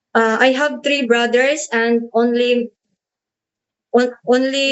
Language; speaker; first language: English; non-native, learner; Cebuano